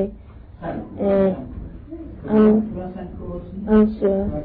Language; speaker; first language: French; non-native, learner; English